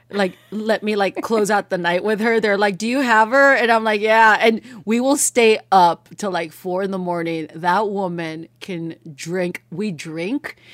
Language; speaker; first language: English; early bilingual, other home language; Spanish